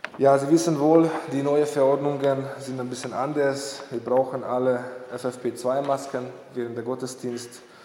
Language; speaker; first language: German; non-native, fluent; Hungarian